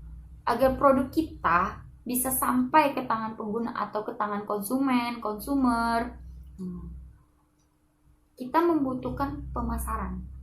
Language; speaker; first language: Indonesian; native; Indonesian